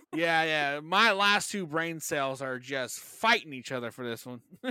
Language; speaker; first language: English; native; English